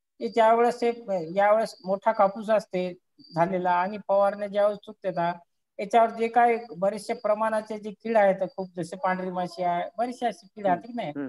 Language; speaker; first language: Marathi; native; Marathi